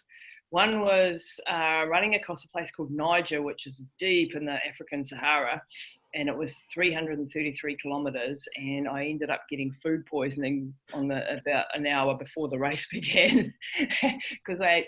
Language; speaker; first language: English; native; English